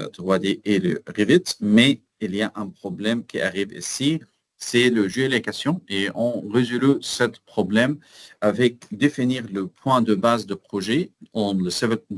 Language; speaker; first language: French; non-native, learner; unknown